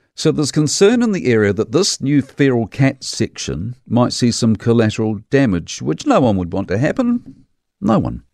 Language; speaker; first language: English; native; English